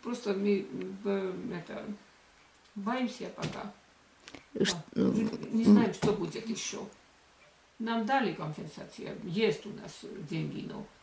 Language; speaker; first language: Russian; non-native, local second language; Georgian